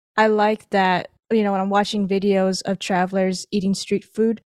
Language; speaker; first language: English; early bilingual, other home language; Filipino